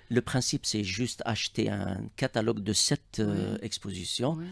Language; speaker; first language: French; non-native, local second language; Arabic